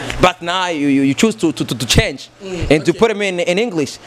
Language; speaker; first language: English; non-native, learner; Rundi